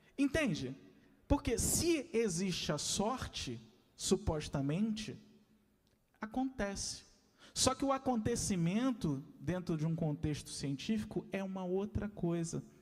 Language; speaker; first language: Portuguese; native; Portuguese